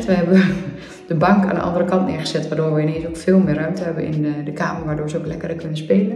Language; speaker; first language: Dutch; native; Dutch